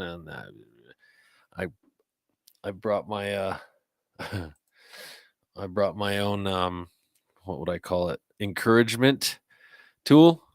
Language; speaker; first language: English; native; English